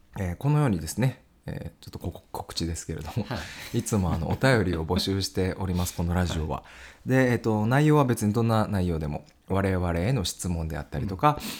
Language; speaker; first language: Japanese; native; Japanese